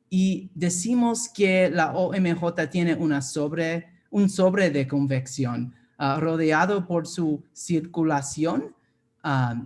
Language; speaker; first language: Spanish; non-native, fluent; English